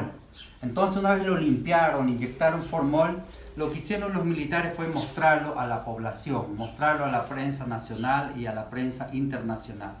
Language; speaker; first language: Spanish; native; Spanish